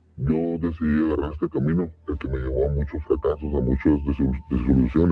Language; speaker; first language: Spanish; native; Spanish